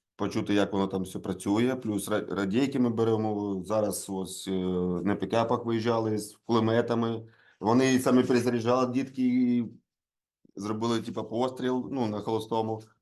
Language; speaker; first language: Ukrainian; non-native, local second language; Russian